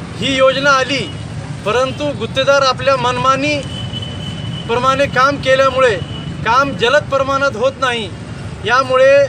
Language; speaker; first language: Marathi; native; Marathi